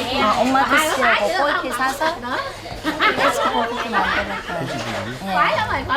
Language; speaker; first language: Korean; non-native, learner; Vietnamese